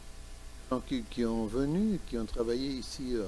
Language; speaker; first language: French; non-native, learner; Spanish